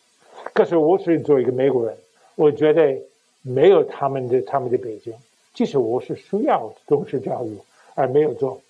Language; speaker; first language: Chinese; non-native, fluent; English